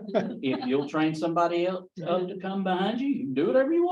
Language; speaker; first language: English; native; English